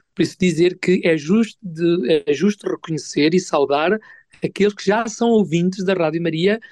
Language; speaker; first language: Portuguese; native; Portuguese